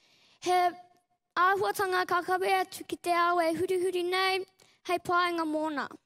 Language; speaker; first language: Māori; non-native, local second language; English